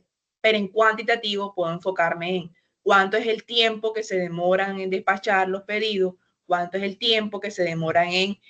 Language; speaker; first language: Spanish; native; Spanish